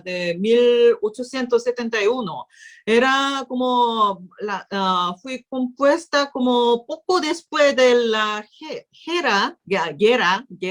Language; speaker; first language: Spanish; non-native, learner; Korean